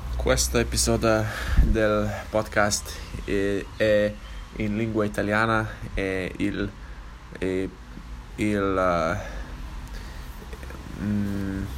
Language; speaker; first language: Italian; non-native, learner; English